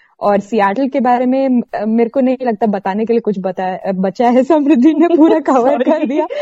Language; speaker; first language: Hindi; non-native, local second language; Malayalam